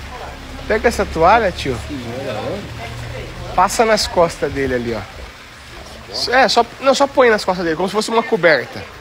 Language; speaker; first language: Portuguese; native; Portuguese